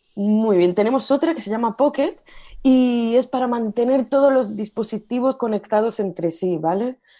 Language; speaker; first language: Spanish; native; Spanish